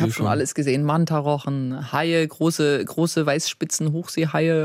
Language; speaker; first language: German; native; German